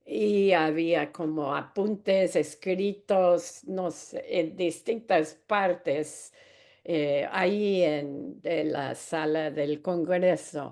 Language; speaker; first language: Spanish; non-native, fluent; English